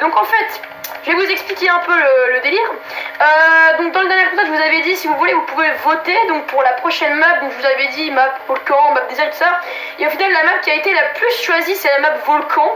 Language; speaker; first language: French; native; French